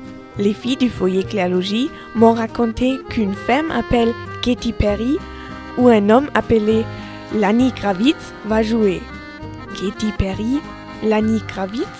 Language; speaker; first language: French; non-native, fluent; German